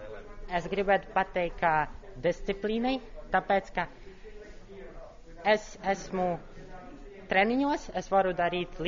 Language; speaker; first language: Latvian; non-native, local second language; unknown